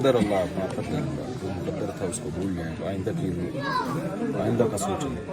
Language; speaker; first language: Urdu; native; Urdu